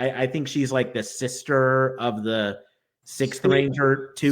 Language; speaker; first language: English; native; English